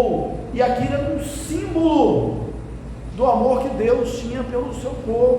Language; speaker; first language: Portuguese; native; Portuguese